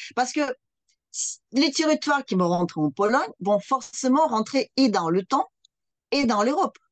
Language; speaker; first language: French; non-native, fluent; Russian